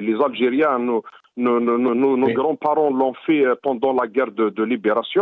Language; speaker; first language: French; non-native, local second language; Arabic